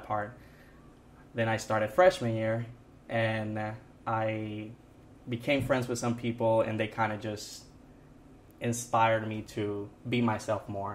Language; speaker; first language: English; non-native, fluent; Spanish